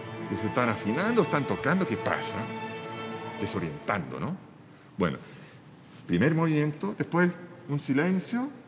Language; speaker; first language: Spanish; non-native, fluent; English